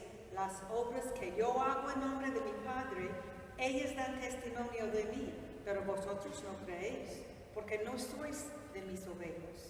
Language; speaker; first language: Spanish; non-native, fluent; English